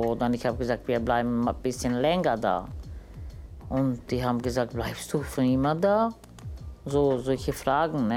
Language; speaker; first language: German; non-native, learner; Romany